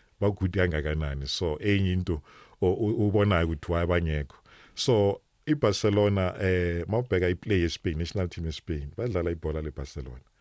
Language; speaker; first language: Zulu; non-native, local second language; Northern Sotho